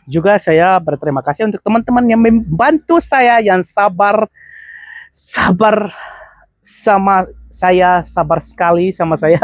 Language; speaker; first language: Indonesian; non-native, fluent; Arabic